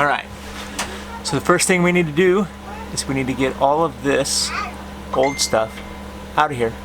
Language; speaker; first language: English; native; English